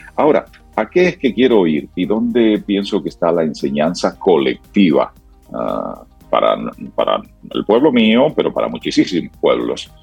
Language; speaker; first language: Spanish; native; Spanish